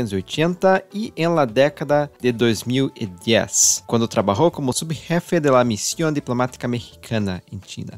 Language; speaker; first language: Spanish; non-native, fluent; Portuguese